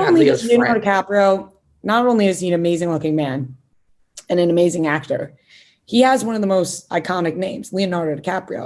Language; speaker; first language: English; native; English